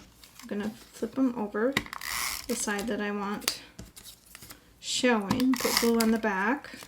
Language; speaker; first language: English; native; English